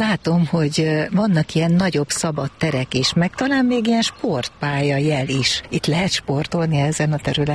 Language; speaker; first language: Hungarian; native; Hungarian